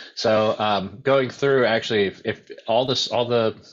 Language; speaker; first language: English; native; English